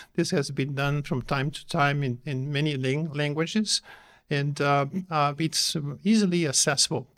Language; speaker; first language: English; non-native, fluent; Portuguese